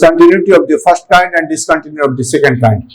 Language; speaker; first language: English; non-native, local second language; Hindi